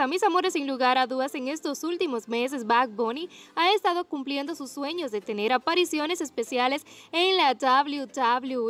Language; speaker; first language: Spanish; native; Spanish